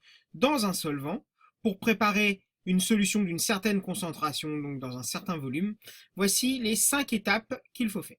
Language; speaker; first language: French; native; French